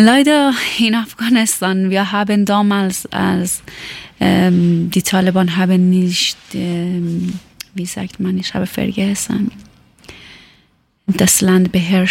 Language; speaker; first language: German; non-native, learner; Persian